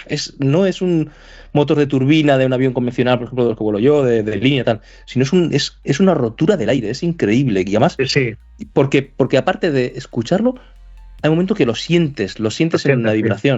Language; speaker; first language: Spanish; native; Spanish